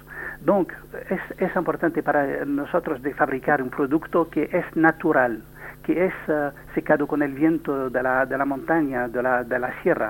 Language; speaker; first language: Spanish; non-native, learner; French